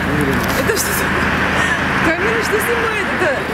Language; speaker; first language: Russian; non-native, local second language; Kyrgyz